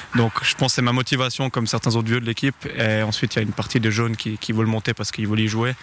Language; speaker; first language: French; native; French